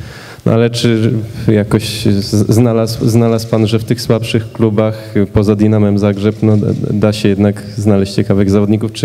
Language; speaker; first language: Polish; native; Polish